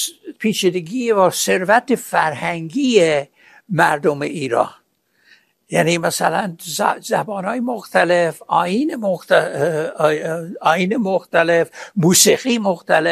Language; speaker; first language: Persian; non-native, fluent; English